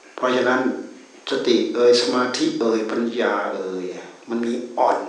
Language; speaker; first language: Thai; native; Thai